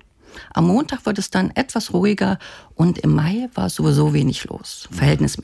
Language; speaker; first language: German; native; German